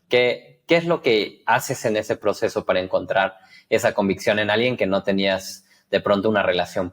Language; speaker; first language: Spanish; native; Spanish